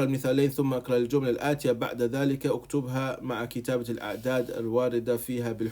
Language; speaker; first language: Arabic; non-native, fluent; English